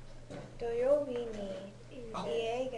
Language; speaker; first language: Japanese; non-native, learner; English